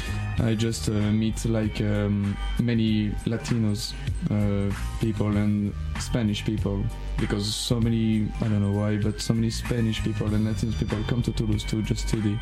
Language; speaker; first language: English; non-native, learner; French